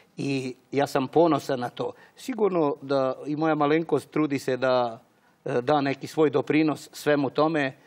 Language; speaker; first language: Croatian; early bilingual, heritage; Serbian